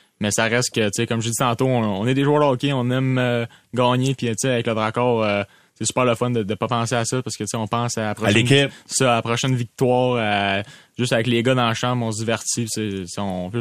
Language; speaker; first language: French; native; French